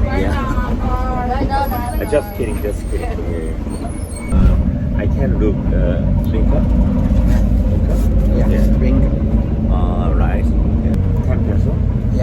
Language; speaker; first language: English; non-native, learner; Korean